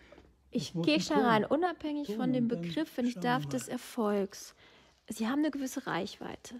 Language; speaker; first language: German; native; German